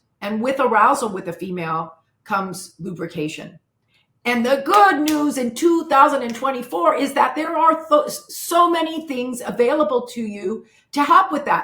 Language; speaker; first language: English; native; English